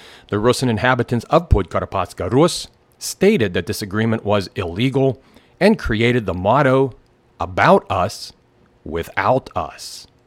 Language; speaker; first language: English; native; English